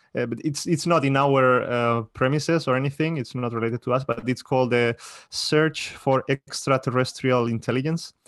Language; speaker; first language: English; non-native, fluent; Spanish